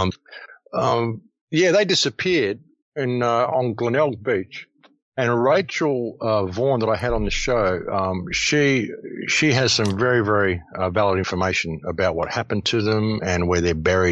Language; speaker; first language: English; native; English